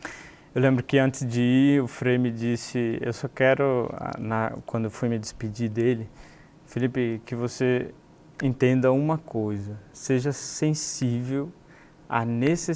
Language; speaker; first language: Portuguese; native; Portuguese